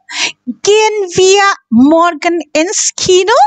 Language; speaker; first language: German; non-native, fluent; Indonesian